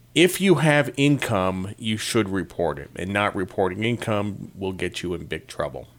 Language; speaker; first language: English; native; English